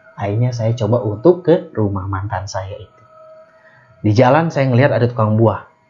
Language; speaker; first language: Indonesian; native; Indonesian